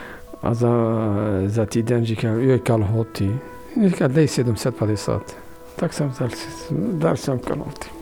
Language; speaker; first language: Czech; non-native, fluent; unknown